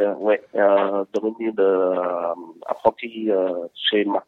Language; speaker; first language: French; non-native, learner; Vietnamese